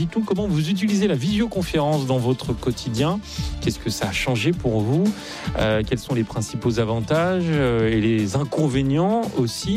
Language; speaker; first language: French; native; French